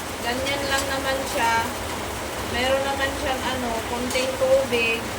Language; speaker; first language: Filipino; non-native, local second language; Cebuano